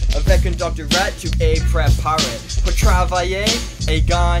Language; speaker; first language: French; non-native, learner; English